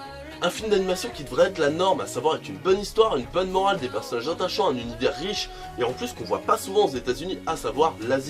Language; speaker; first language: French; native; French